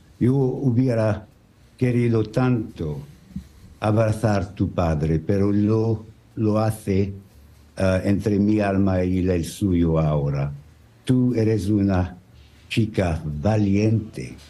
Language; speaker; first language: Spanish; non-native, learner; French